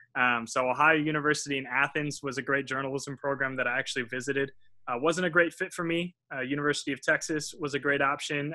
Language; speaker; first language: English; native; English